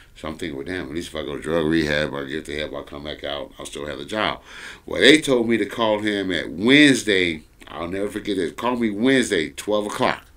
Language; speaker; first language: English; native; English